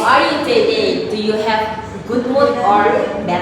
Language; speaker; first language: English; non-native, learner; Indonesian